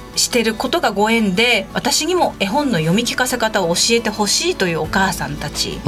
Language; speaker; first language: Japanese; native; Japanese